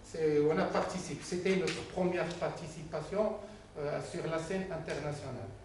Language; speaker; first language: French; non-native, local second language; Arabic